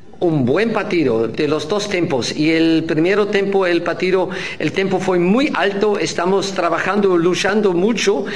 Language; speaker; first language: Spanish; non-native, fluent; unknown